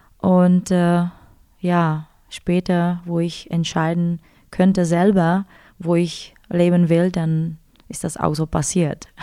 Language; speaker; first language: German; non-native, fluent; Czech